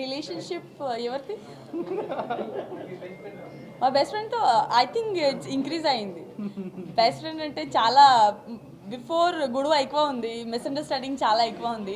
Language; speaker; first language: Telugu; non-native, local second language; Gujarati